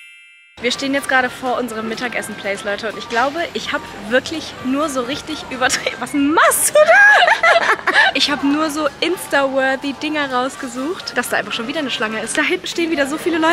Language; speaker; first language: German; native; German